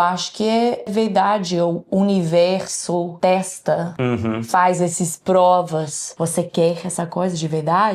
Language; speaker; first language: Portuguese; non-native, learner; English